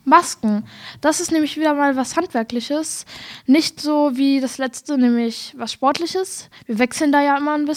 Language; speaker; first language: German; native; German